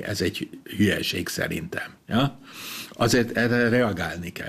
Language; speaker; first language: Hungarian; non-native, fluent; German